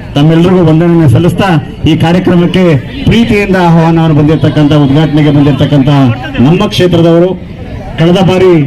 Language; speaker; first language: Kannada; native; Kannada